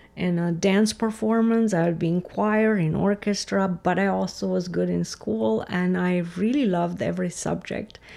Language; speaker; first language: English; non-native, fluent; Romanian